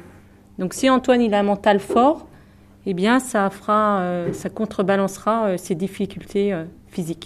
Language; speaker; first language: French; native; French